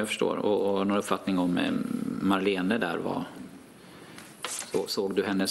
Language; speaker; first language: Swedish; native; Swedish